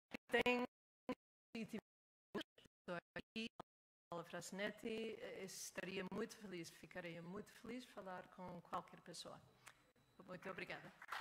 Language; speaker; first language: Portuguese; non-native, learner; English